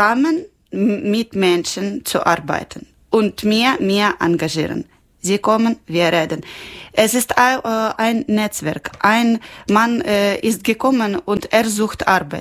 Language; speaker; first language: German; non-native, local second language; Ukrainian